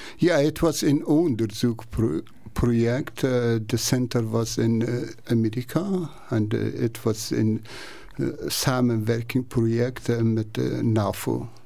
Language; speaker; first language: Dutch; non-native, learner; Persian